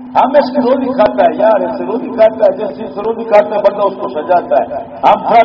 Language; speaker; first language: Urdu; non-native, local second language; Punjabi